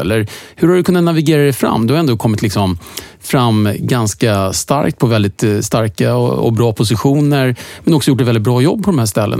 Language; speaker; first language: Swedish; native; Swedish